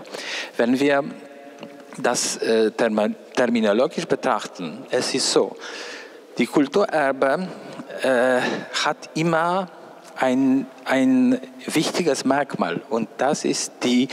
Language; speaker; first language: German; non-native, fluent; Polish